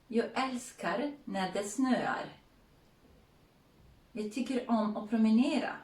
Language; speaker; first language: Swedish; non-native, fluent; Serbian